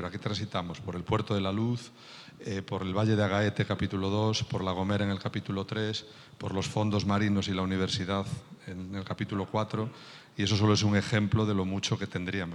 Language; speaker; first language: Spanish; native; Spanish